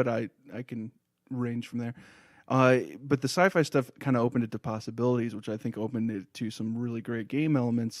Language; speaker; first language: English; native; English